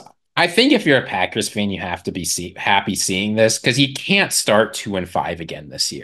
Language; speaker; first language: English; native; English